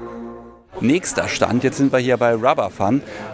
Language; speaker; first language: German; native; German